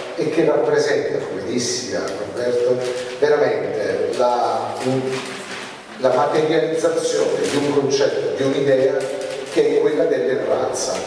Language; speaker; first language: Italian; native; Italian